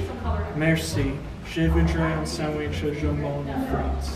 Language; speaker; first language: French; non-native, learner; English